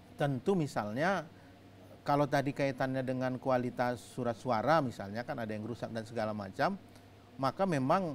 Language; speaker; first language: Indonesian; native; Indonesian